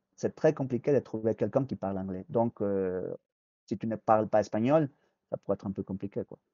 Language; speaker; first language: French; non-native, fluent; Spanish